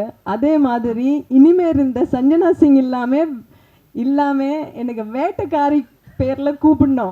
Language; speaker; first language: Tamil; non-native, fluent; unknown